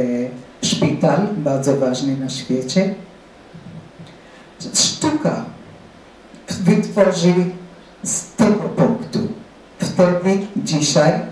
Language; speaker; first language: Polish; non-native, fluent; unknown